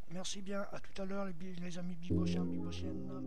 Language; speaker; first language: French; native; French